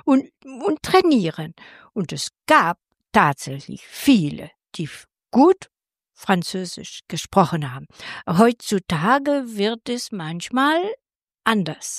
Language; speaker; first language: German; non-native, fluent; French